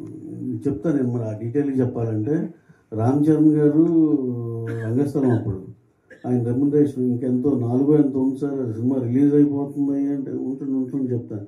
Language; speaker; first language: Telugu; native; Telugu